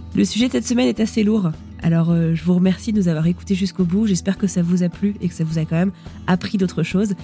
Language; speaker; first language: French; native; French